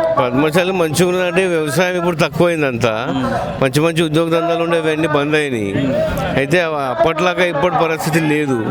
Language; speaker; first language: Telugu; native; Telugu